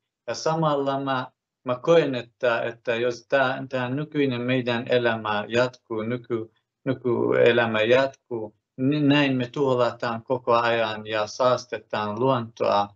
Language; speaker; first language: Finnish; non-native, fluent; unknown